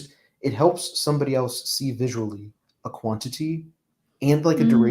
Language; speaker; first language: English; native; English